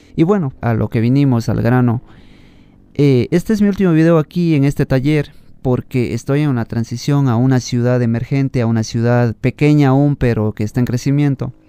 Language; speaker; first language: Spanish; native; Spanish